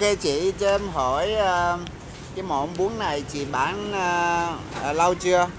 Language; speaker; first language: Vietnamese; non-native, fluent; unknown